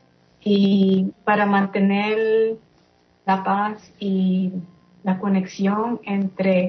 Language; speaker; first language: Spanish; early bilingual, heritage; English